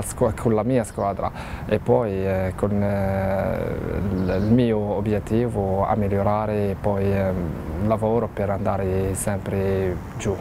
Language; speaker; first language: Italian; non-native, learner; Arabic